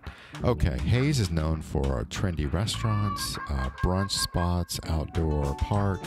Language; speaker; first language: English; native; English